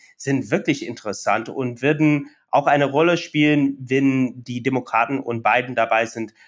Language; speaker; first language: German; non-native, fluent; English